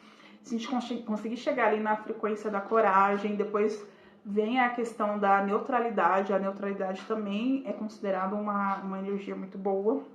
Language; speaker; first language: Portuguese; native; Portuguese